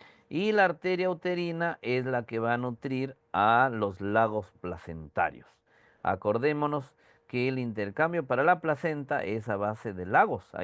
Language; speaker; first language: Spanish; native; Spanish